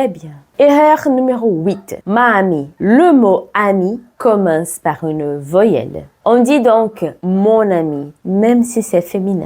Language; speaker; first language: French; non-native, fluent; Portuguese